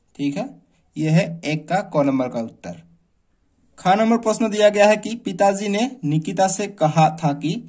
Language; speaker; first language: Hindi; non-native, local second language; Assamese